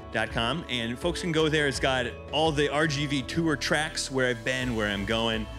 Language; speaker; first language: English; native; English